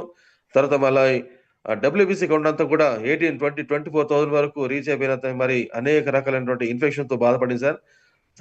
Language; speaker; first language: Telugu; native; Telugu